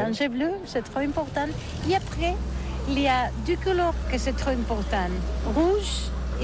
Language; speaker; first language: French; non-native, learner; Catalan